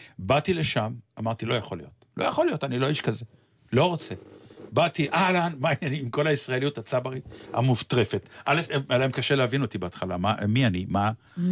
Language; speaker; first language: Hebrew; native; Hebrew